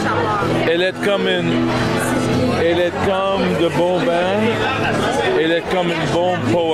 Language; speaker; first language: French; non-native, learner; English